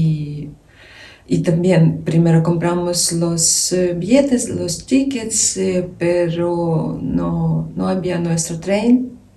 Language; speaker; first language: Spanish; non-native, learner; Ukrainian